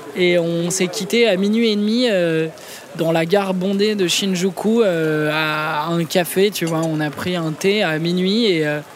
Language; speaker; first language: French; native; French